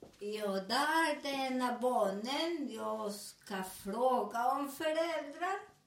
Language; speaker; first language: Swedish; non-native, learner; Spanish